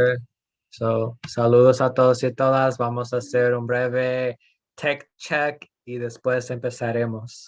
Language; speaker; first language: Spanish; non-native, fluent; English